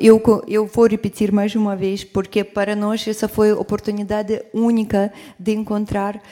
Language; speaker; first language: Portuguese; non-native, fluent; Russian